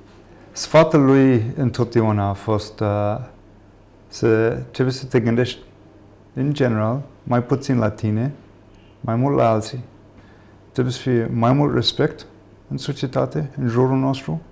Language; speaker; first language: Romanian; non-native, fluent; English